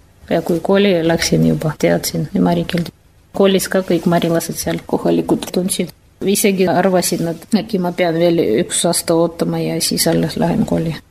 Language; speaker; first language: Estonian; non-native, fluent; Russian